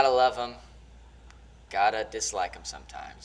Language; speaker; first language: English; native; English